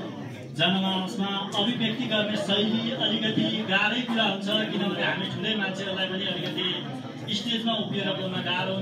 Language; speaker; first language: Nepali; native; Nepali